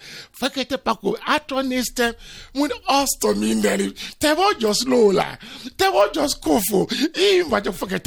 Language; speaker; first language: Hungarian; non-native, learner; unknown